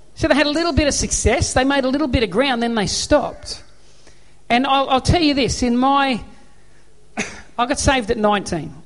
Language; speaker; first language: English; native; English